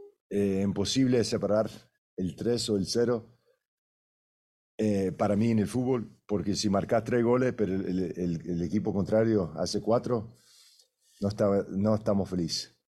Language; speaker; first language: Spanish; native; Spanish